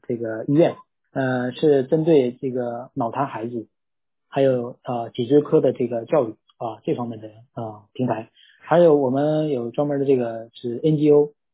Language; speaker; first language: Chinese; non-native, local second language; Korean